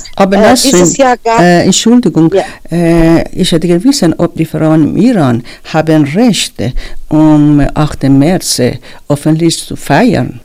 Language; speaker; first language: German; non-native, learner; Persian